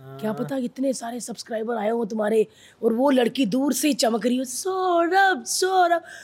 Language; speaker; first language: Hindi; native; Hindi